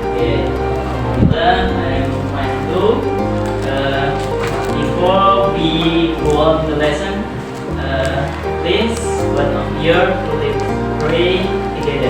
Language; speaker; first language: English; non-native, learner; Indonesian